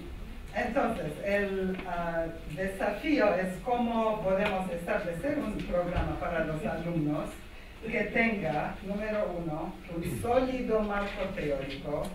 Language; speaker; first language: Spanish; non-native, fluent; Armenian